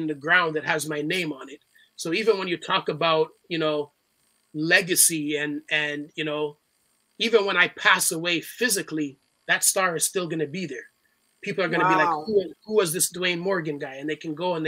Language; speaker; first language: English; native; English